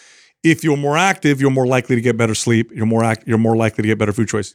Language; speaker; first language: English; native; English